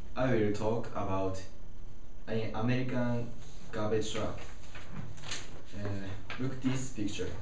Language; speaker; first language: English; non-native, learner; Japanese